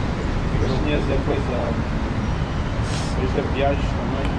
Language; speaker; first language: Portuguese; native; Portuguese